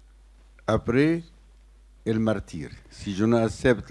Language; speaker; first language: French; non-native, learner; Arabic